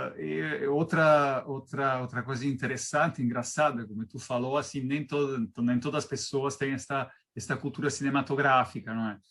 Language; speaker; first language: Portuguese; non-native, fluent; Italian